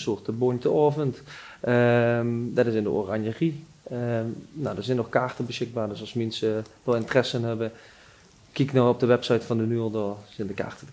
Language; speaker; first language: Dutch; native; Dutch